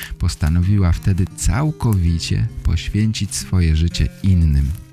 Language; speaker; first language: Polish; native; Polish